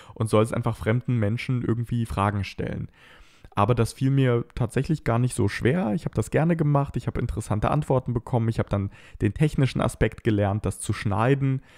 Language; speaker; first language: German; native; German